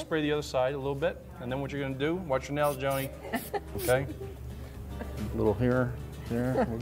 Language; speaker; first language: English; native; English